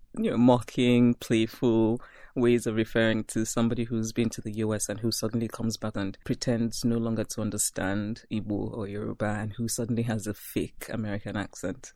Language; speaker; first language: English; non-native, local second language; Igbo